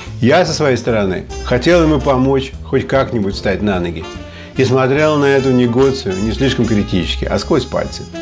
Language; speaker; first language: Russian; native; Russian